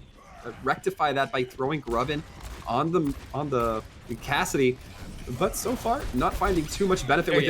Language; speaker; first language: English; native; English